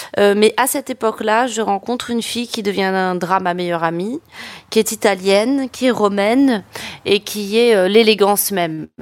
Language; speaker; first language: French; native; French